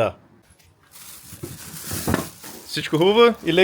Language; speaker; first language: Bulgarian; non-native, learner; English